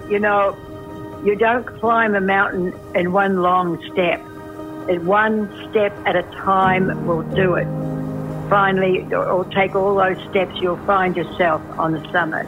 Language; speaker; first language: English; native; English